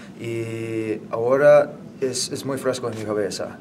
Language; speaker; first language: Spanish; non-native, learner; English